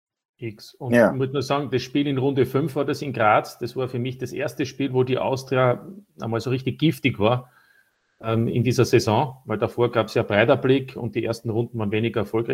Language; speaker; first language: German; native; German